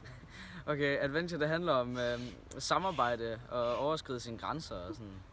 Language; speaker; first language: Danish; native; Danish